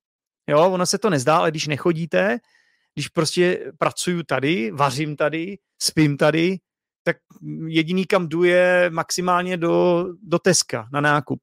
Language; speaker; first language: Czech; native; Czech